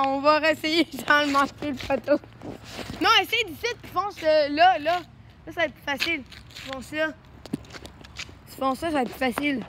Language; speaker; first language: French; native; French